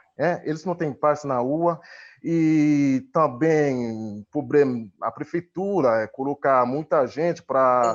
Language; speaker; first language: Portuguese; non-native, fluent; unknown